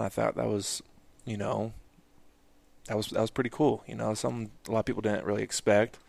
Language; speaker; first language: English; native; English